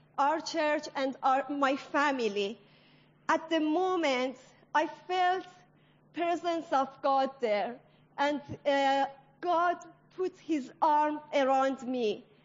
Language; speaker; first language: English; non-native, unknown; Persian